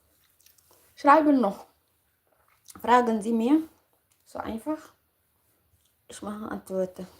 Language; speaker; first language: German; non-native, learner; Tigrinya